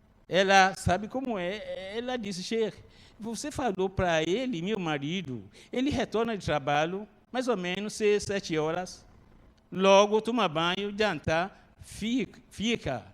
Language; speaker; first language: Portuguese; non-native, learner; Arabic